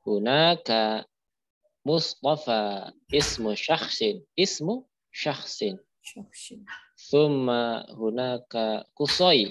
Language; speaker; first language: Arabic; non-native, fluent; Indonesian